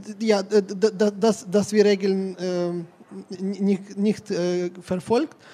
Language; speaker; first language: German; non-native, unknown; Ukrainian